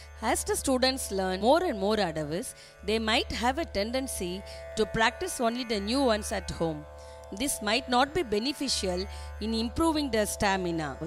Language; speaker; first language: English; non-native, local second language; Tamil